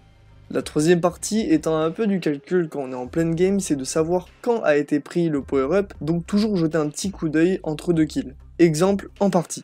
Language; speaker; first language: French; native; French